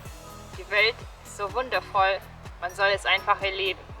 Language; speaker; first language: German; non-native, fluent; Russian